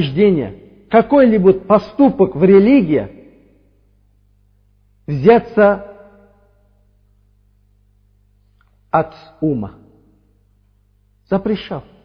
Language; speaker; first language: Russian; non-native, learner; Uzbek